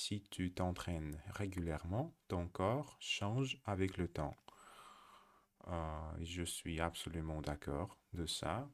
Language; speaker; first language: French; non-native, learner; Russian